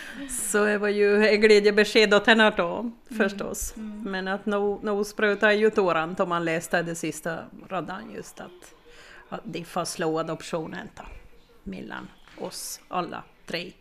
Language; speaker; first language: Swedish; native; Swedish